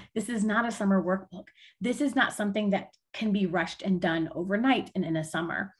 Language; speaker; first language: English; native; English